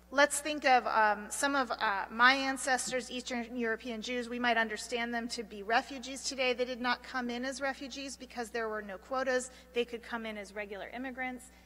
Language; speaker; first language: English; native; English